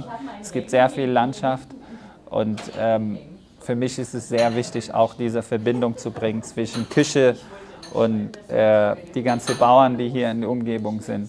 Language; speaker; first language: German; non-native, fluent; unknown